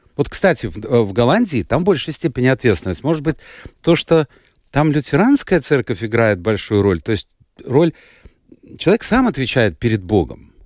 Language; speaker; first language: Russian; native; Russian